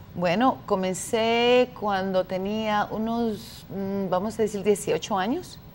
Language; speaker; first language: Spanish; early bilingual, heritage; Spanish